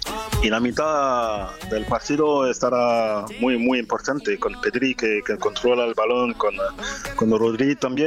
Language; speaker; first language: Spanish; non-native, fluent; French